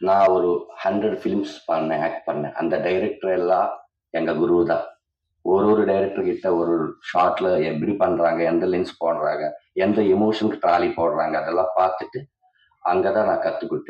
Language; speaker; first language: Tamil; non-native, learner; Telugu